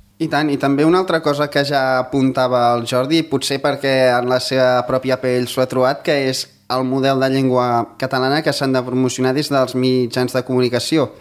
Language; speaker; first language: Catalan; native; Catalan